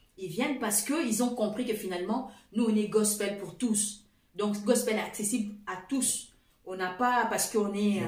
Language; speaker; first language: French; non-native, fluent; Portuguese